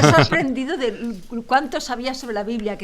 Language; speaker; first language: Spanish; native; Spanish